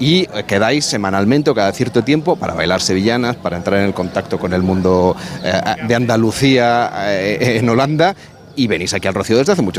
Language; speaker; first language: Spanish; native; Spanish